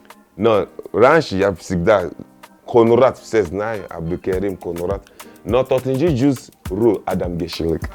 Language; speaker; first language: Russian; non-native, learner; Yoruba